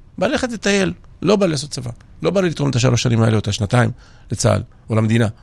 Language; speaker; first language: Hebrew; early bilingual, other home language; Georgian